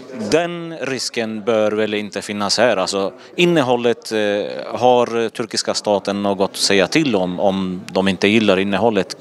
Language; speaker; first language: Swedish; non-native, fluent; Assyrian Neo-Aramaic